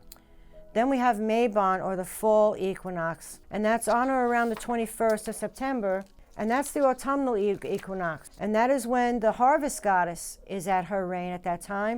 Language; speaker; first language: English; native; English